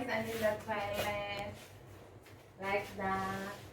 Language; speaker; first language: English; non-native, learner; Filipino